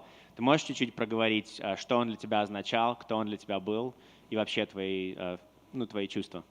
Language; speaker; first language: Russian; native; Russian